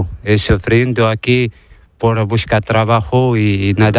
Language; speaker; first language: Spanish; non-native, learner; Arabic